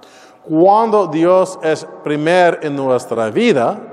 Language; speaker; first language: Spanish; non-native, learner; English